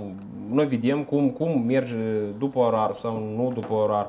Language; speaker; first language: Romanian; non-native, local second language; Russian